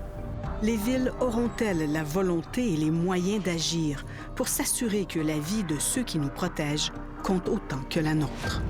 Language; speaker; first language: French; native; French